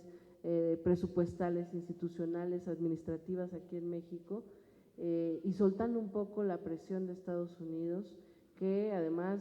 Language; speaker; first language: Spanish; native; Spanish